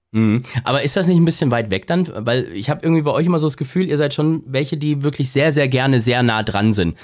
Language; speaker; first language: German; native; German